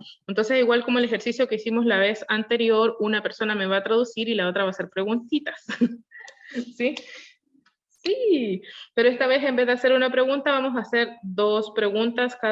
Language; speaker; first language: Spanish; non-native, learner; Korean